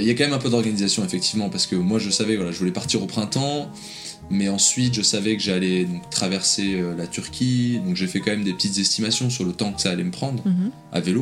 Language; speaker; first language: French; native; French